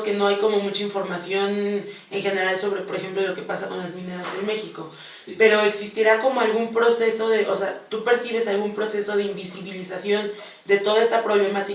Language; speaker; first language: Spanish; native; Spanish